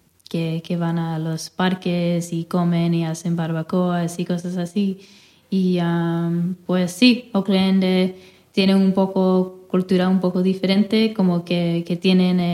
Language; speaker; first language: Spanish; non-native, fluent; English